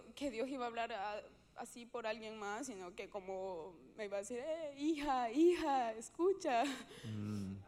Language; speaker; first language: Spanish; native; Spanish